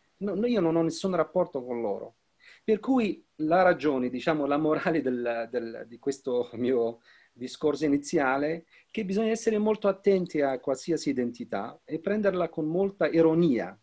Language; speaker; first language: Italian; non-native, fluent; Arabic